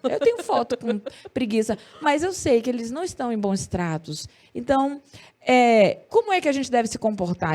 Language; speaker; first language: Portuguese; native; Portuguese